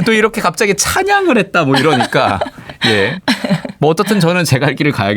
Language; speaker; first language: Korean; native; Korean